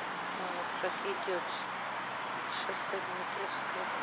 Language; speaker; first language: Russian; native; Russian